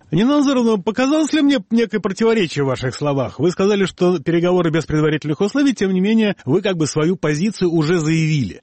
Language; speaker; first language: Russian; native; Russian